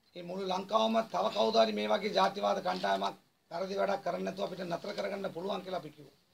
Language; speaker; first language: Sinhala; non-native, local second language; Tamil